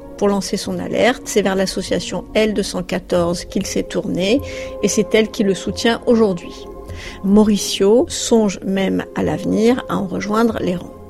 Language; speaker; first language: French; native; French